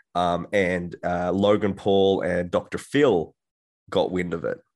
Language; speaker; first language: English; native; English